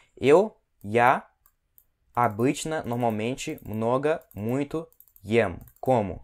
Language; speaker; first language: Portuguese; native; Portuguese